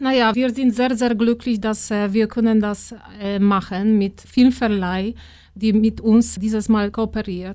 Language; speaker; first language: German; non-native, fluent; Polish